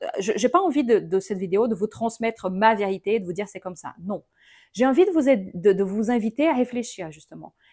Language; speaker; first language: French; non-native, fluent; Portuguese